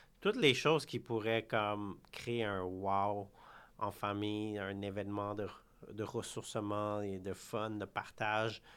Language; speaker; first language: French; early bilingual, other home language; Khmer